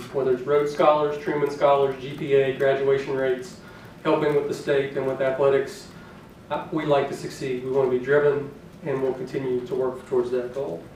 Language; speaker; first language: English; native; English